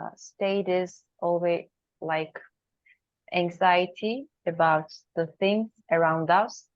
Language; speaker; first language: English; non-native, learner; Turkish